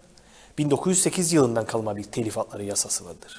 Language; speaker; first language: Turkish; native; Turkish